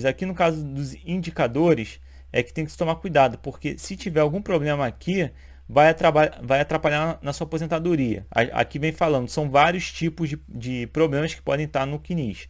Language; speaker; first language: Portuguese; native; Portuguese